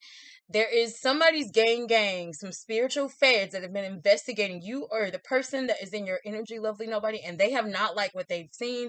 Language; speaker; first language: English; native; English